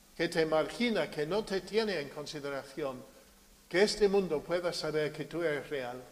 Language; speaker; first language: Spanish; non-native, fluent; English